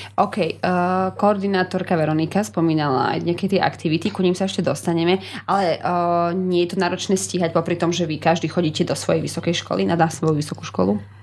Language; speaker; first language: Slovak; native; Slovak